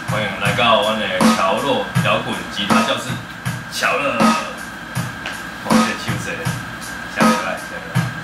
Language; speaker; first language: Chinese; native; Chinese